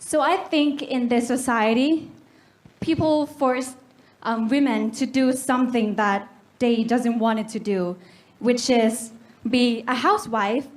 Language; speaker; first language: English; non-native, learner; Thai